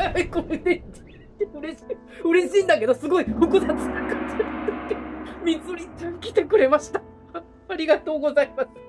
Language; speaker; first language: Japanese; native; Japanese